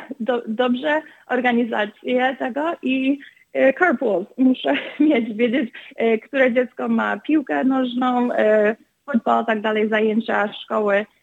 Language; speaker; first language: Polish; early bilingual, other home language; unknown